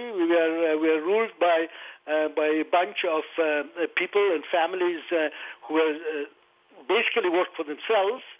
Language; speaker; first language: English; non-native, fluent; Persian